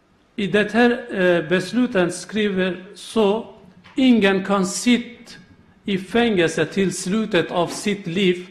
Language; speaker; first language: Swedish; non-native, learner; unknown